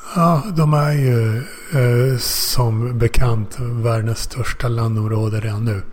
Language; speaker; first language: Swedish; native; Swedish